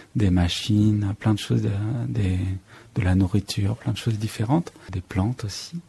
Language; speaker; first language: French; native; French